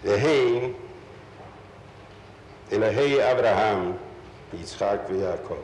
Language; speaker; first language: Hebrew; non-native, fluent; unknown